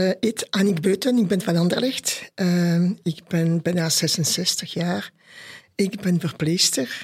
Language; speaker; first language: Dutch; non-native, local second language; French